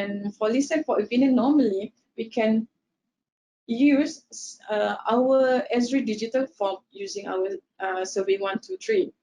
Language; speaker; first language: English; non-native, local second language; Malay